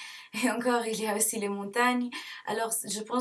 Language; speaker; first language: French; non-native, learner; English